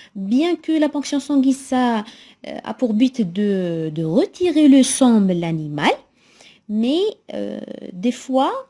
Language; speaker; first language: French; non-native, local second language; Arabic